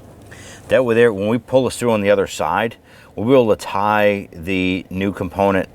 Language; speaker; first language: English; native; English